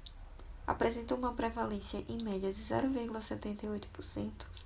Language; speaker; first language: Portuguese; native; Portuguese